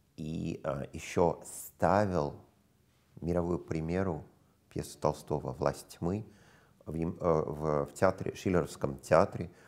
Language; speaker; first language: Russian; non-native, fluent; English